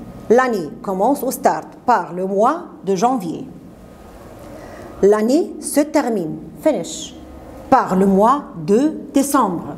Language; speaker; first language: French; non-native, fluent; Arabic